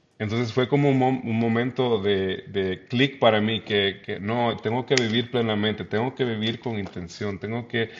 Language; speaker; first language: Spanish; early bilingual, heritage; Spanish